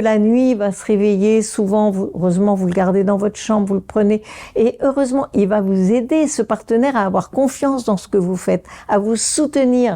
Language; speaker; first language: French; native; French